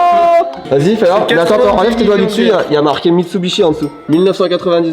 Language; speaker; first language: French; native; French